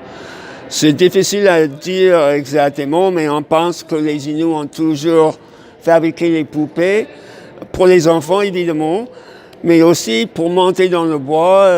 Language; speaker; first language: French; non-native, fluent; English